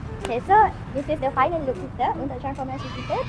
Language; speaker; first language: Malay; native; Malay